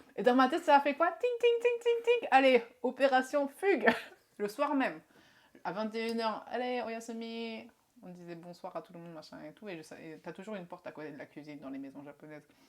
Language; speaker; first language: French; early bilingual, other home language; Japanese